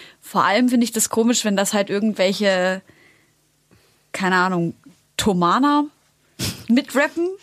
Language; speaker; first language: German; native; German